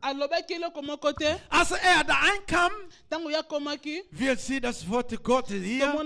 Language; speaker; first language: German; non-native, learner; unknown